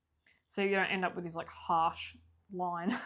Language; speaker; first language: English; native; English